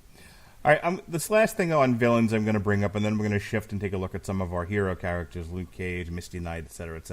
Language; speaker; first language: English; native; English